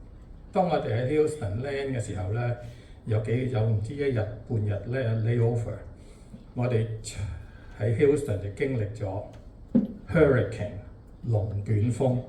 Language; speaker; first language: Cantonese; native; Cantonese